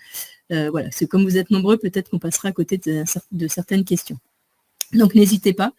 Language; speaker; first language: French; native; French